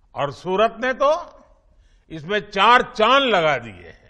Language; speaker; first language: Hindi; non-native, local second language; Gujarati